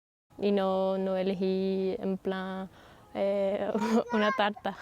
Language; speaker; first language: Spanish; non-native, fluent; English